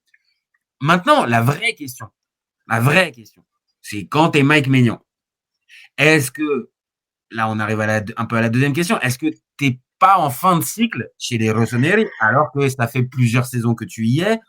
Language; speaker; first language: French; native; French